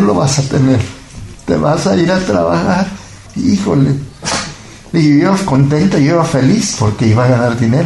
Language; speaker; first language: Spanish; native; Spanish